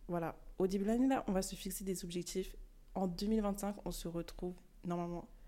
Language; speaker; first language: French; early bilingual, other home language; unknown